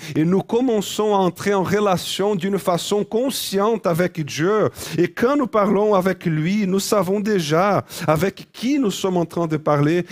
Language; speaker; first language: French; non-native, fluent; Portuguese